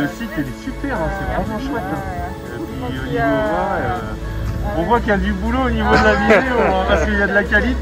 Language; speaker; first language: French; native; French